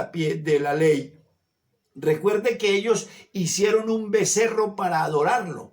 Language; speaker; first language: Spanish; native; Spanish